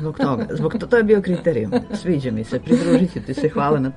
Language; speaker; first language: Serbian; native; Serbian